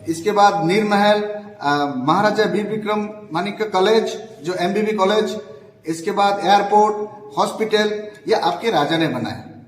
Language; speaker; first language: Hindi; non-native, local second language; Bangla